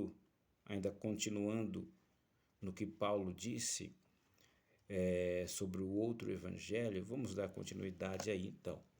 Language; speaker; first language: Portuguese; native; Portuguese